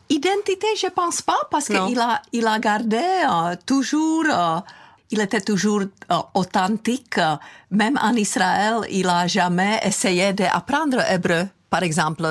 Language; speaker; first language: French; non-native, fluent; Czech